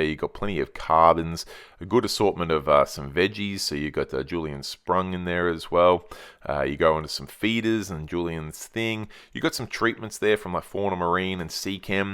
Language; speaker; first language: English; native; English